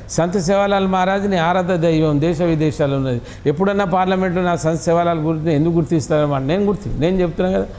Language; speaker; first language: Telugu; non-native, local second language; Lambadi